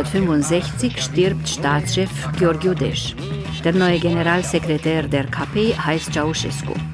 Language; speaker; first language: German; native; German